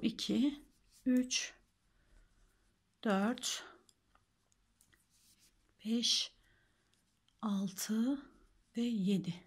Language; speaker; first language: Turkish; native; Turkish